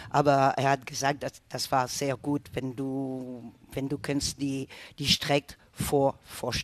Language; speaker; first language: German; non-native, learner; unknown